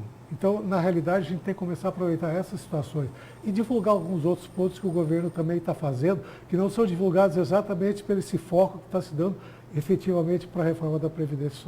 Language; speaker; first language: Portuguese; native; Portuguese